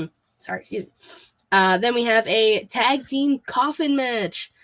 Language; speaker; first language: English; native; English